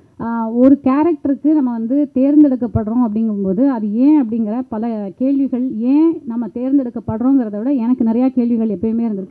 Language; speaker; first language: Tamil; native; Tamil